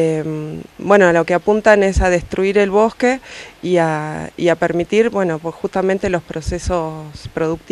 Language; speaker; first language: Spanish; native; Spanish